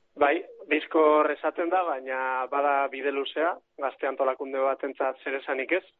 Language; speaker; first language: Basque; native; Basque